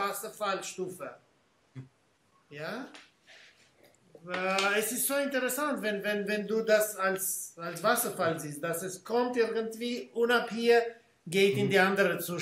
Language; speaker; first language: German; non-native, fluent; Armenian